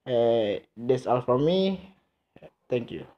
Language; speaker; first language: English; non-native, learner; Indonesian